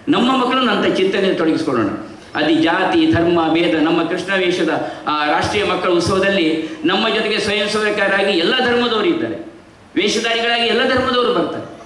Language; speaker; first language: Kannada; non-native, local second language; Tulu